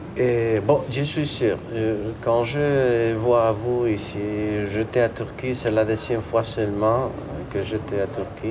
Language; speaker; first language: French; non-native, fluent; Spanish